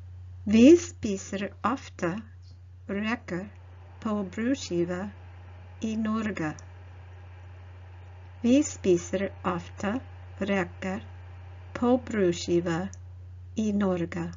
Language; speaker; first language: Norwegian; non-native, learner; English